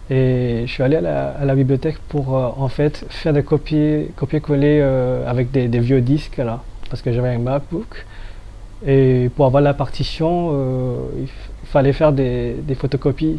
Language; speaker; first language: French; non-native, fluent; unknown